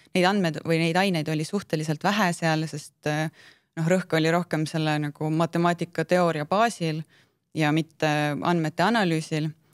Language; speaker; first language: Estonian; native; Estonian